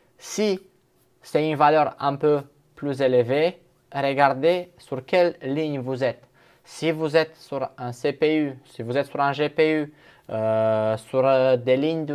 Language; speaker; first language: French; non-native, fluent; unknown